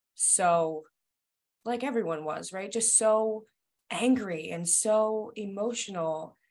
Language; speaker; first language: English; native; English